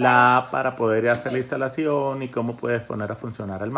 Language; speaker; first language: Spanish; native; Spanish